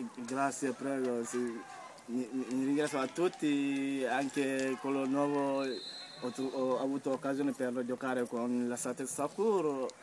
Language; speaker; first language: Italian; non-native, learner; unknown